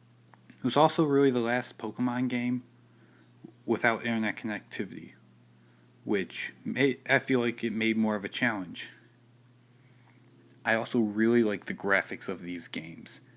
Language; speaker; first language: English; native; English